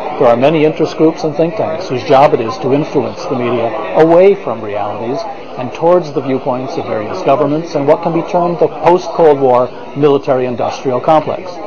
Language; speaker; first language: English; native; English